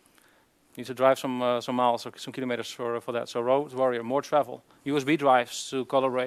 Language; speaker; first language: English; non-native, fluent; Dutch